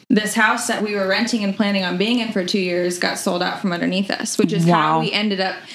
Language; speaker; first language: English; native; English